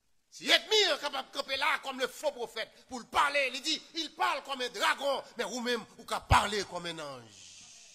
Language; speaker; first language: French; native; French